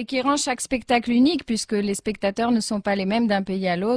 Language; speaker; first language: French; non-native, local second language; Arabic